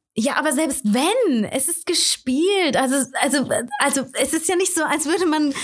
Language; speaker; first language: German; native; German